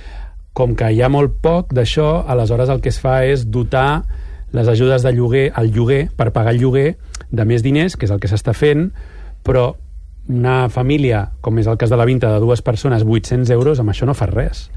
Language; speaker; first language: Catalan; native; Catalan